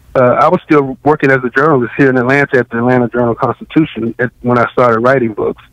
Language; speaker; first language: English; native; English